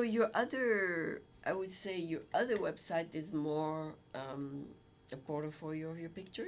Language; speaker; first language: English; non-native, fluent; French